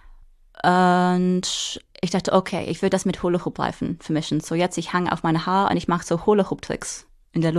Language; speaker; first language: German; non-native, fluent; English